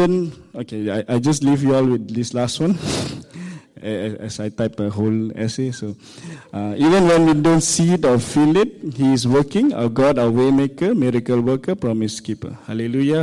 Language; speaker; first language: English; non-native, local second language; Malay